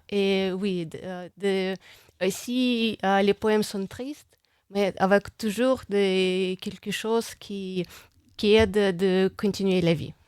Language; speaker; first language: French; non-native, fluent; Russian